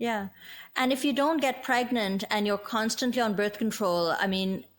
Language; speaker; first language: English; native; English